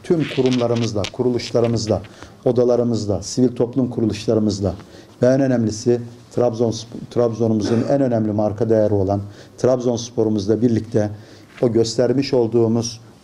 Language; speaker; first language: Turkish; native; Turkish